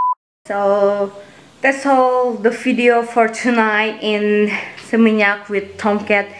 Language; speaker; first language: English; non-native, fluent; Indonesian